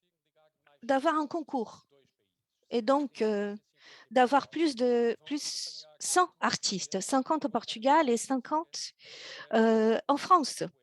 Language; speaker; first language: French; non-native, fluent; Portuguese